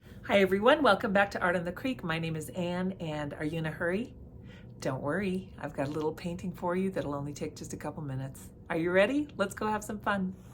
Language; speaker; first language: English; native; English